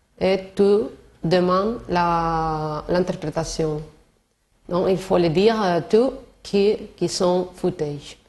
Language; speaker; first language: French; non-native, learner; Spanish